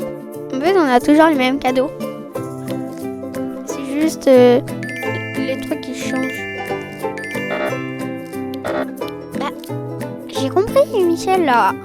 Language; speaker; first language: French; native; French